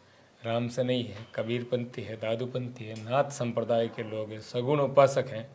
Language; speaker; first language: Hindi; native; Hindi